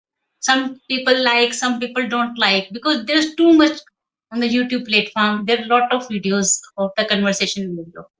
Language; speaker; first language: English; non-native, local second language; Hindi